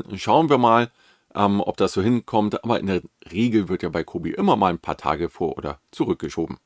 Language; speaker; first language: German; native; German